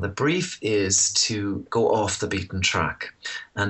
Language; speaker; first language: English; native; English